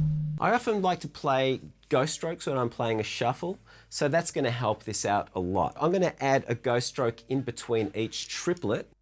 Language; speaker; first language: English; native; English